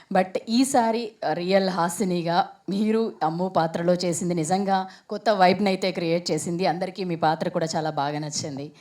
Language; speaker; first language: Telugu; native; Telugu